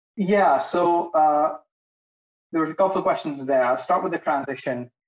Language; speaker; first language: English; non-native, local second language; Hindi